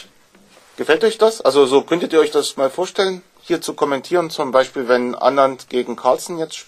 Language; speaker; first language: German; native; German